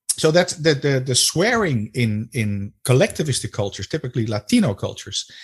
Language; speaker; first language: English; non-native, fluent; Dutch